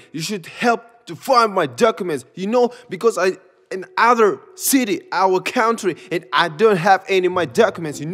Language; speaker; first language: English; non-native, learner; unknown